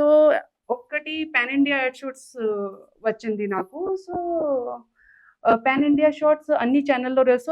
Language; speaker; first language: Telugu; non-native, learner; Hindi